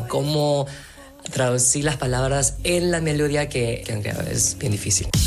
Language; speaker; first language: Spanish; non-native, fluent; Korean